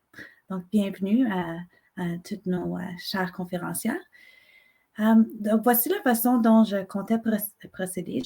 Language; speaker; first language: French; native; French